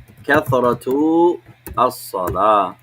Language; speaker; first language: Arabic; non-native, fluent; English